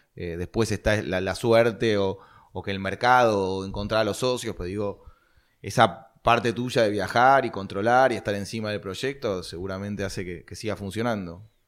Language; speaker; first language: Spanish; native; Spanish